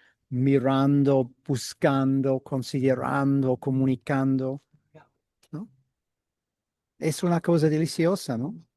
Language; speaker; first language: Spanish; non-native, fluent; English